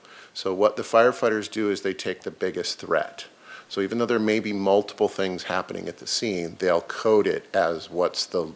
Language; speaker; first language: English; native; English